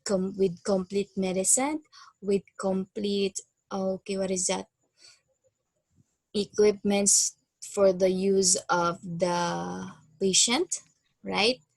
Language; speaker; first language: English; non-native, fluent; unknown